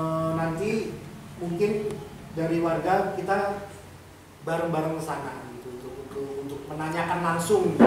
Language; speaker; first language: Indonesian; native; Indonesian